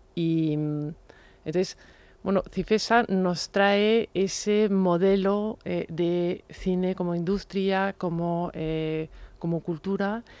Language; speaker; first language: Spanish; non-native, fluent; French